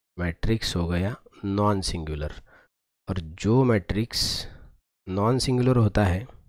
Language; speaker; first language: Hindi; non-native, local second language; Marathi